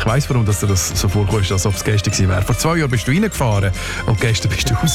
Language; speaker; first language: German; native; German